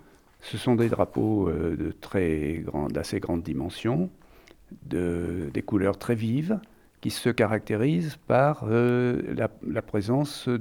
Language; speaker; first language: French; native; French